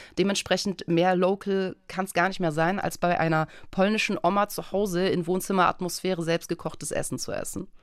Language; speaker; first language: German; early bilingual, other home language; Polish